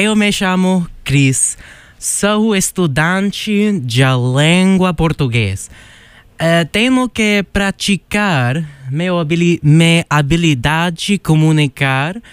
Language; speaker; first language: Portuguese; non-native, learner; English